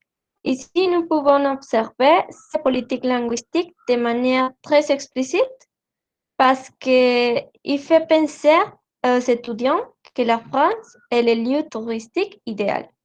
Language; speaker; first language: French; non-native, learner; Spanish